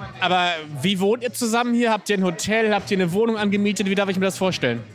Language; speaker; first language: German; native; German